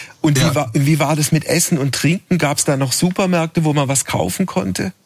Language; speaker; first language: German; native; German